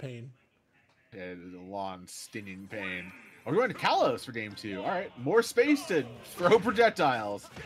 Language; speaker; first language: English; native; English